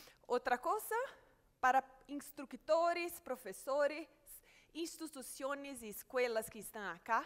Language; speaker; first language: Spanish; non-native, fluent; Portuguese